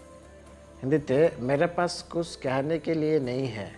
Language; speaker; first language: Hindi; non-native, local second language; Bangla